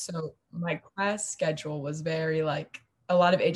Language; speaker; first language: English; native; English